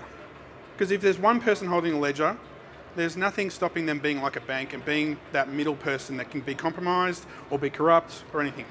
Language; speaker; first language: English; native; English